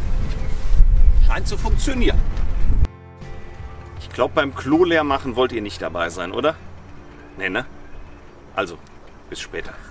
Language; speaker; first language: German; native; German